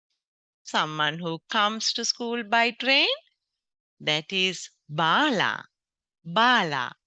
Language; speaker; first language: English; non-native, local second language; Sinhala